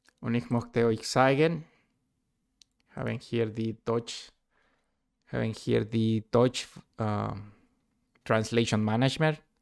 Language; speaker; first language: German; non-native, learner; Spanish